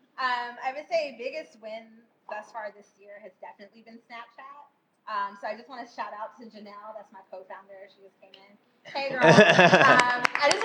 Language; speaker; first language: English; native; English